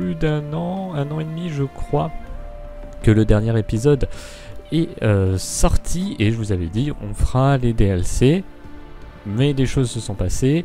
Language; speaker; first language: French; native; French